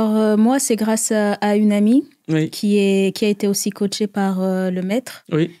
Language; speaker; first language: French; non-native, local second language; Rundi